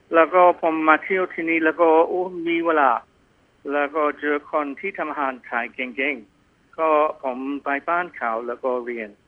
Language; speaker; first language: Thai; non-native, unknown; English